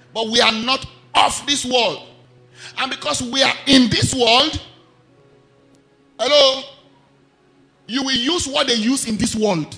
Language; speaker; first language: English; non-native, local second language; Yoruba